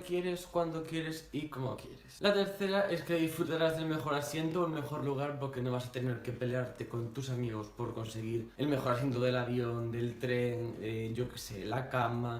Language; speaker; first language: Spanish; native; Spanish